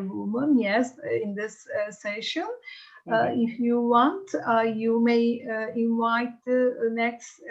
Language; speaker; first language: English; non-native, fluent; Turkish